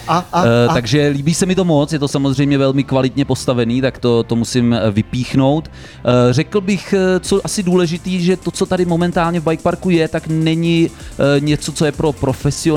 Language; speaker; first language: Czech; native; Czech